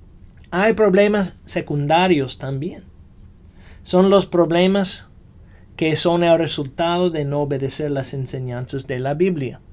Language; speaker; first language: Spanish; non-native, fluent; English